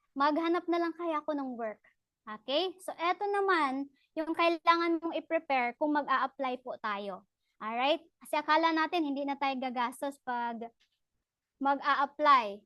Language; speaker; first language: Filipino; non-native, local second language; Cebuano